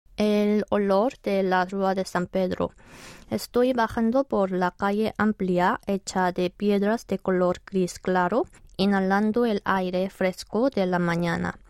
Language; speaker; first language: Spanish; non-native, fluent; Korean